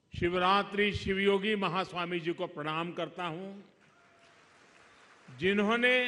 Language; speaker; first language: Hindi; non-native, local second language; Gujarati